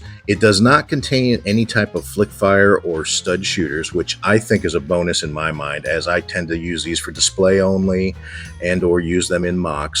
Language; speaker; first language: English; native; English